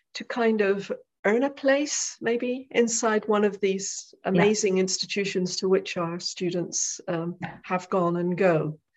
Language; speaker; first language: English; native; English